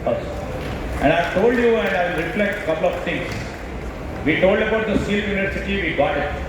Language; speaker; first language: English; non-native, local second language; Telugu